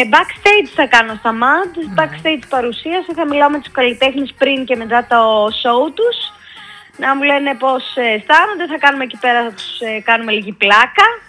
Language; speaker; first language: Greek; early bilingual, heritage; Greek